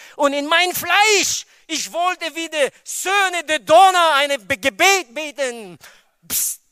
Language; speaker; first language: German; non-native, fluent; Filipino